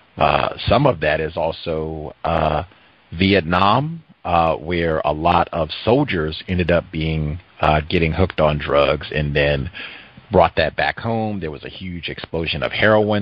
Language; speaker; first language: English; native; English